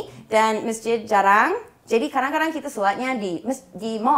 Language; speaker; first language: Indonesian; non-native, fluent; English